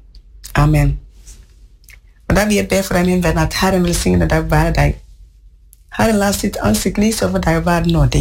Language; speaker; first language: Swedish; non-native, learner; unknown